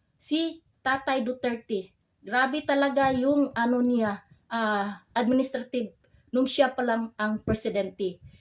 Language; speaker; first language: Filipino; non-native, local second language; Cebuano